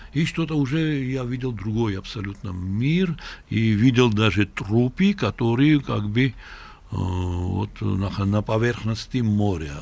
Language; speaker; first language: Russian; non-native, local second language; Georgian